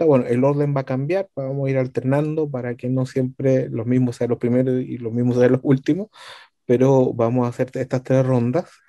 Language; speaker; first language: Spanish; native; Spanish